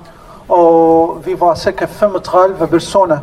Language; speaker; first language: Danish; non-native, learner; Arabic